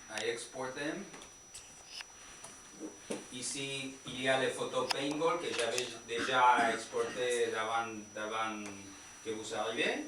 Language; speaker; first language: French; non-native, learner; Spanish